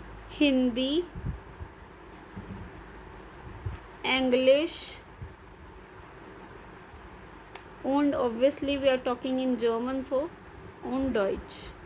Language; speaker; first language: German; non-native, fluent; Hindi